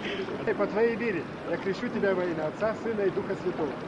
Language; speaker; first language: Russian; native; Russian